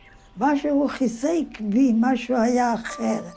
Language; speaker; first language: Hebrew; non-native, fluent; Yiddish